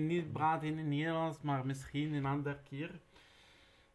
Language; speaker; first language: Dutch; non-native, learner; Arabic